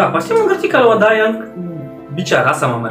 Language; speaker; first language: Indonesian; non-native, fluent; Russian